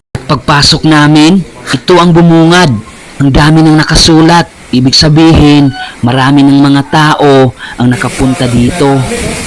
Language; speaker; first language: Filipino; non-native, local second language; Cebuano